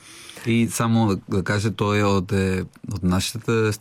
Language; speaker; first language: Bulgarian; non-native, learner; Spanish